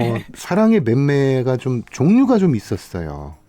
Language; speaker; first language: Korean; native; Korean